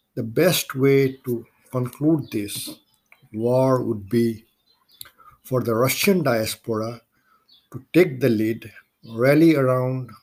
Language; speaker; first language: English; non-native, local second language; Maithili